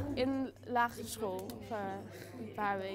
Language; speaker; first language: Dutch; early bilingual, heritage; Dutch